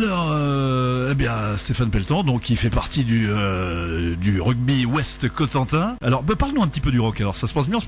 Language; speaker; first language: French; native; French